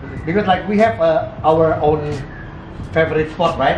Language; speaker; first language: English; non-native, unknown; Indonesian